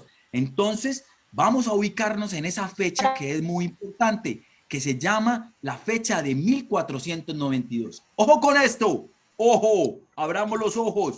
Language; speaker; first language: Spanish; native; Spanish